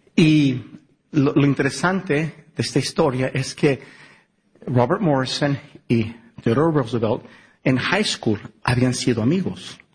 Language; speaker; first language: Spanish; early bilingual, heritage; Spanish